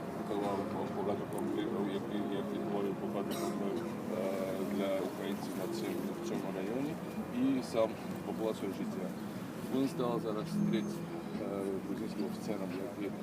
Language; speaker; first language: Ukrainian; non-native, learner; Georgian